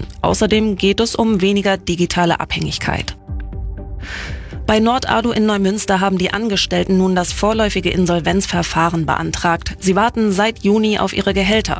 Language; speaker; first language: German; native; German